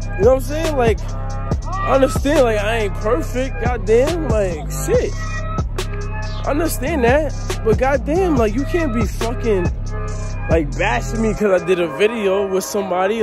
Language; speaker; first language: English; native; English